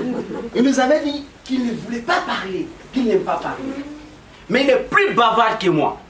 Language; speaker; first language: French; non-native, local second language; Bambara